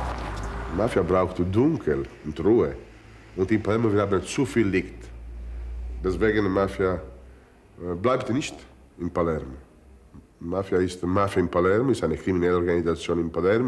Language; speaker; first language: German; non-native, learner; Italian